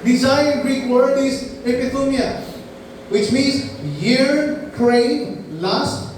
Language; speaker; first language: English; non-native, local second language; Filipino